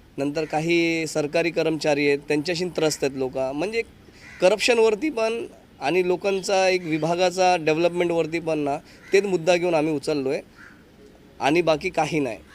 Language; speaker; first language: Marathi; non-native, local second language; Hindi